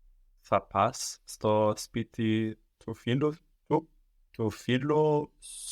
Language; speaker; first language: Greek; non-native, learner; English